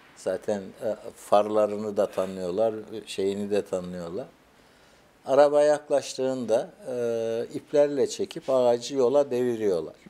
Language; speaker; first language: Turkish; native; Turkish